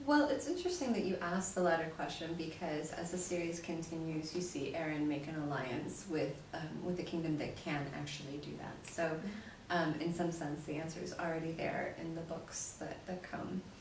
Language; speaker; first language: English; native; English